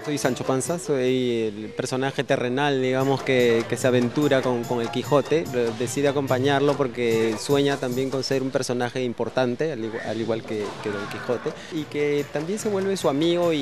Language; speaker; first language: Spanish; native; Spanish